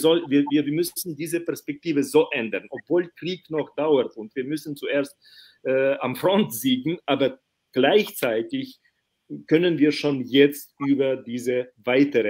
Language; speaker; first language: German; non-native, fluent; Ukrainian